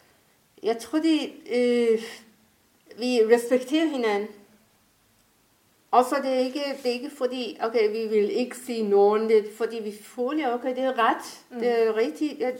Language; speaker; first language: Danish; non-native, fluent; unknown